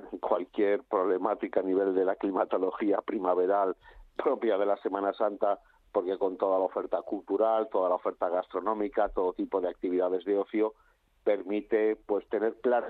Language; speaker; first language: Spanish; native; Spanish